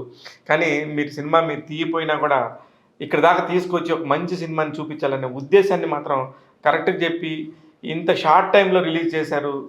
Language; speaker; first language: Telugu; native; Telugu